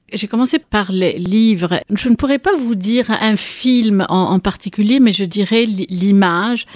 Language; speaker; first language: French; non-native, local second language; Arabic